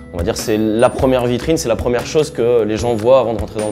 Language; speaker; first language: French; native; French